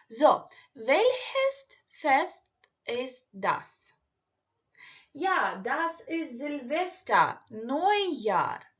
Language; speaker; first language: German; non-native, fluent; Ukrainian